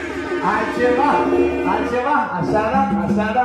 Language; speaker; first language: Romanian; non-native, fluent; Spanish